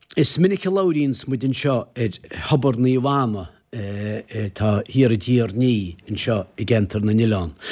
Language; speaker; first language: Irish; native; Irish